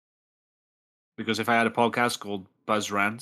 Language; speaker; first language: English; native; English